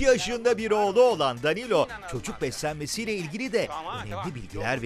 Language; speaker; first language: Turkish; native; Turkish